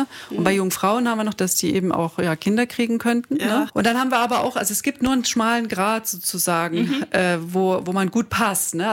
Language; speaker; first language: German; native; German